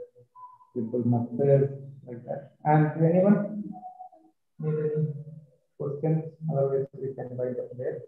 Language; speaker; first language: English; non-native, learner; Malayalam